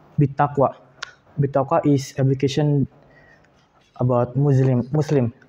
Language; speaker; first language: English; non-native, learner; Indonesian